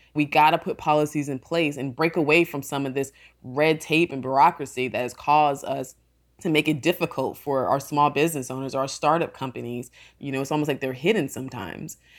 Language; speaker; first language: English; native; English